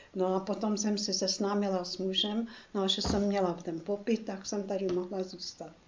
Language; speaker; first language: Czech; non-native, local second language; German